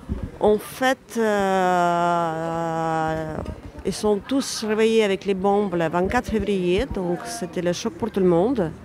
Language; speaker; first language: French; non-native, fluent; Ukrainian